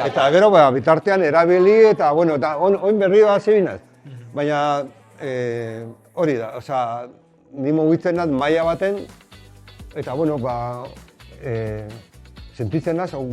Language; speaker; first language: Basque; non-native, local second language; Spanish